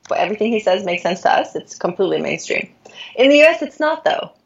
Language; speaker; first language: English; non-native, fluent; Norwegian